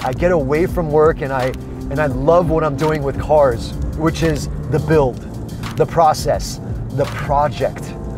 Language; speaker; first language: English; early bilingual, other home language; Chinese